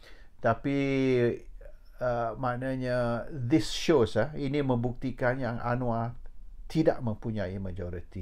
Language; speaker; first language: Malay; native; Malay